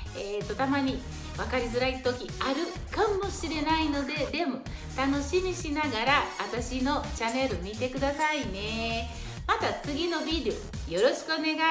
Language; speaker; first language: Japanese; non-native, learner; Portuguese